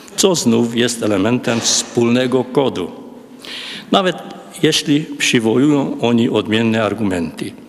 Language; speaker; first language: Polish; non-native, fluent; Hungarian